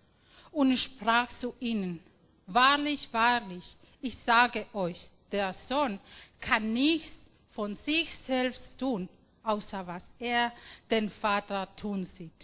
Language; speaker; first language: German; non-native, fluent; Spanish